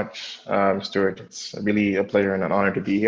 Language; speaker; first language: English; non-native, local second language; Nyanja